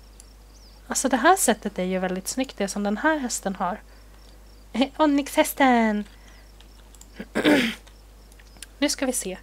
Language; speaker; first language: Swedish; native; Swedish